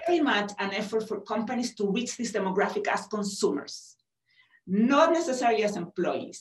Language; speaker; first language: English; non-native, fluent; Spanish